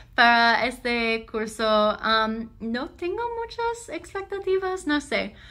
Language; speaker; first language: Spanish; non-native, learner; English